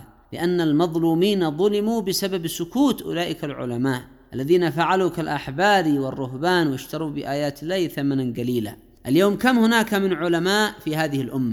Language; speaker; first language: Arabic; native; Arabic